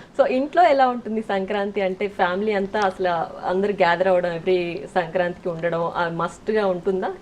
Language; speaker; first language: Telugu; native; Telugu